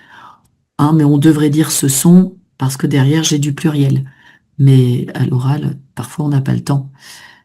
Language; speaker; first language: French; native; French